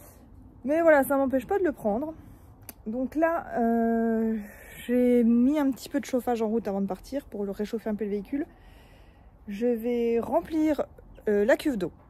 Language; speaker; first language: French; native; French